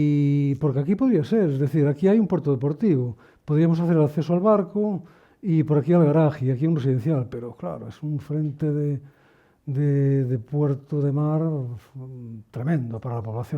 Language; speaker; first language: Spanish; native; Spanish